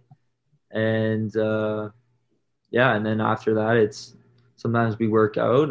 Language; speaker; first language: English; native; English